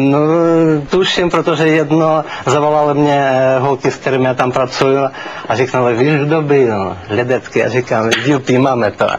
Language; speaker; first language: Czech; non-native, learner; Russian